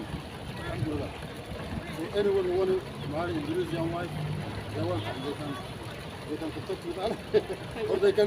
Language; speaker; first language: English; non-native, learner; Somali